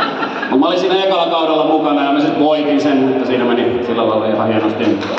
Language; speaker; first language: Finnish; native; Finnish